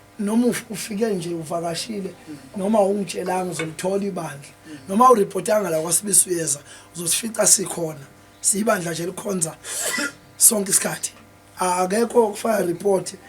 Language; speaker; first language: Zulu; non-native, local second language; Xhosa